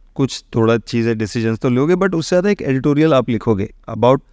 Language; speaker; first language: Hindi; native; Hindi